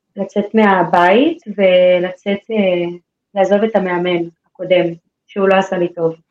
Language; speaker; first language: Hebrew; native; Hebrew